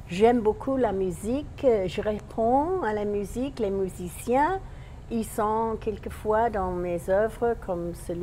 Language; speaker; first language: French; non-native, fluent; English